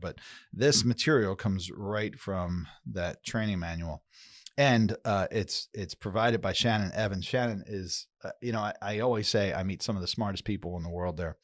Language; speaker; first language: English; native; English